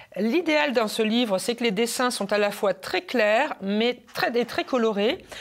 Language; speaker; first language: French; native; French